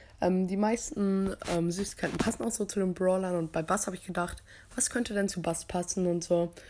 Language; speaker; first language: German; native; German